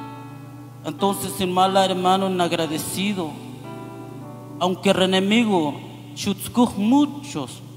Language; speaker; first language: Spanish; non-native, local second language; Kʼicheʼ